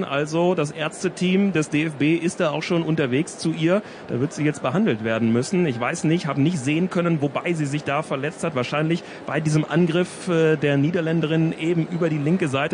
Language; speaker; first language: German; native; German